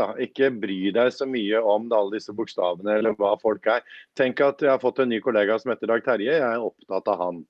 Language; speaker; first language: Norwegian; native; Norwegian